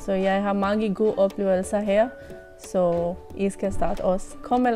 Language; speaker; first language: Danish; non-native, local second language; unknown